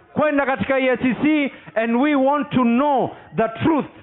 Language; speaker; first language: English; non-native, local second language; Swahili